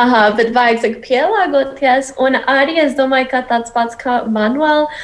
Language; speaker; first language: Latvian; non-native, learner; Spanish